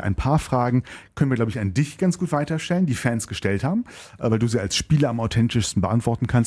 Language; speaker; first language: German; native; German